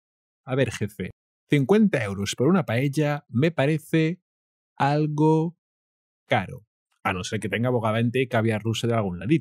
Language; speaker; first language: Spanish; native; Spanish